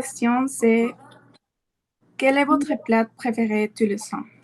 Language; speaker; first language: French; non-native, learner; Spanish